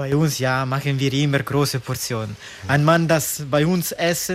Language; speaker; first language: German; non-native, local second language; Italian